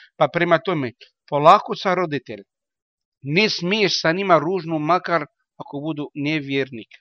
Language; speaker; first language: Bosnian; non-native, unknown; Arabic